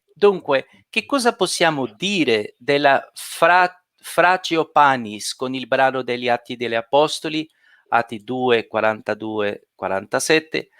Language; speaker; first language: Italian; non-native, fluent; Portuguese